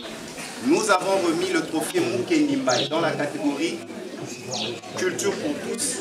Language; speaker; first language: French; non-native, local second language; Lingala